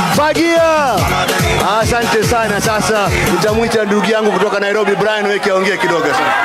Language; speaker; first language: Swahili; native; Swahili